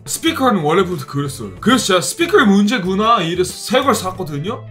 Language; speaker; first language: Korean; non-native, fluent; English